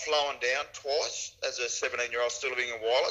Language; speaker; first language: English; native; English